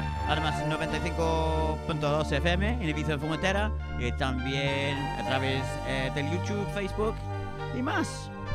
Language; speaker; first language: Spanish; non-native, fluent; English